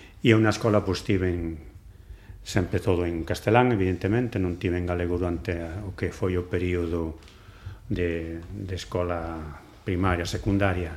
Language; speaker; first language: Galician; non-native, local second language; Spanish